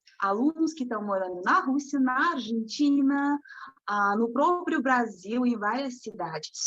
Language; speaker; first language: Portuguese; non-native, fluent; Russian